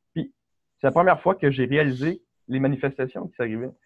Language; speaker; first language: French; native; French